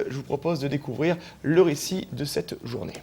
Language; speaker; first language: French; native; French